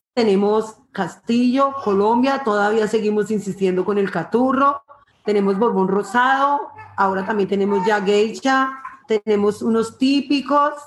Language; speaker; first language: Spanish; native; Spanish